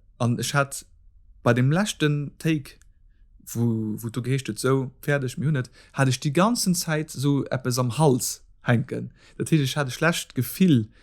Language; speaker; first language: Luxembourgish; native; Luxembourgish